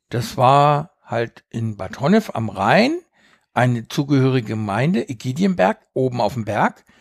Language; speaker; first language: German; early bilingual, heritage; Spanish